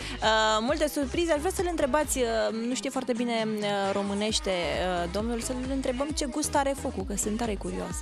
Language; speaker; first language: Romanian; native; Romanian